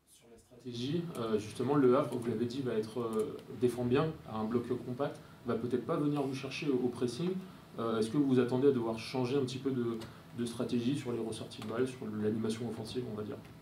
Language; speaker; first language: French; native; French